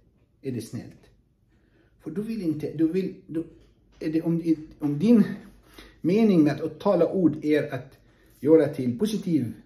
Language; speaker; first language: Swedish; non-native, fluent; Arabic